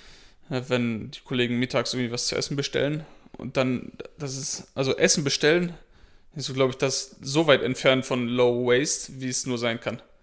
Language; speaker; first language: German; native; German